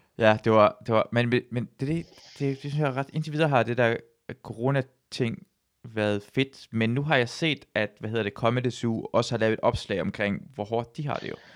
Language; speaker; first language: Danish; early bilingual, other home language; Persian